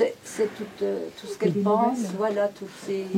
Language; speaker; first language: French; native; French